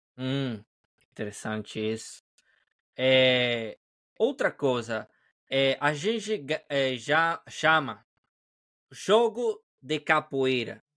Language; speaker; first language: Portuguese; non-native, learner; Spanish